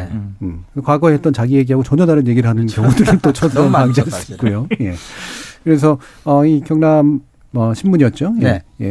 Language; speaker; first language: Korean; native; Korean